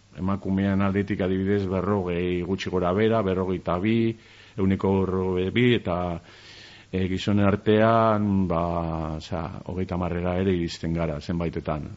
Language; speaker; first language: Basque; non-native, local second language; Spanish